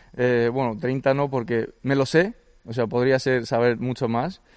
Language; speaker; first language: Spanish; early bilingual, other home language; Georgian